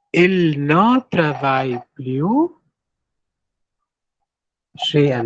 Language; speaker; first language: French; non-native, fluent; Hindi